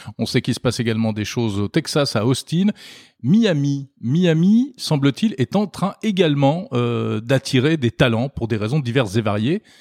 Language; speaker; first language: French; native; French